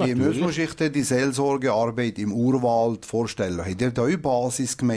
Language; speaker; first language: German; native; German